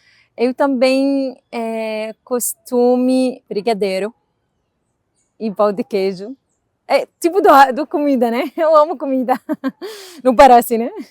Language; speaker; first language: Portuguese; non-native, learner; Arabic